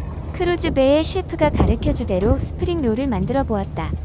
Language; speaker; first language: Korean; native; Korean